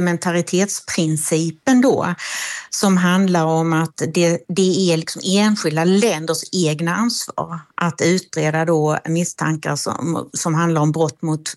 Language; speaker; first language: Swedish; native; Swedish